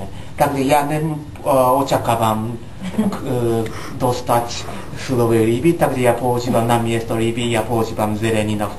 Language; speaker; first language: Slovak; non-native, learner; Japanese